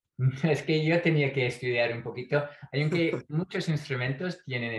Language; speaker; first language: Spanish; non-native, fluent; English